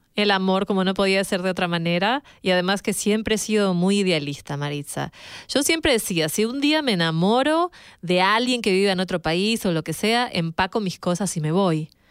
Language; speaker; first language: Spanish; native; Spanish